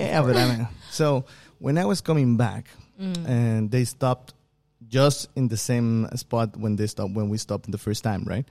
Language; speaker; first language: English; non-native, fluent; Spanish